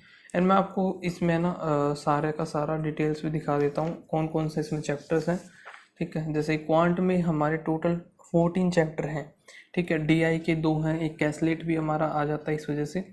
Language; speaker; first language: Hindi; native; Hindi